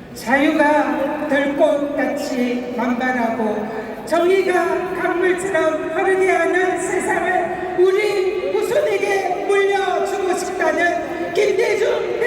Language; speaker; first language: Korean; native; Korean